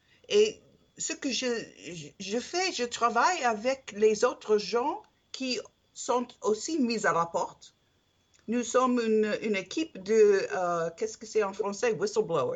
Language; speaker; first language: French; non-native, learner; English